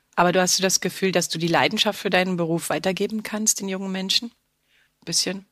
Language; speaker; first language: German; native; German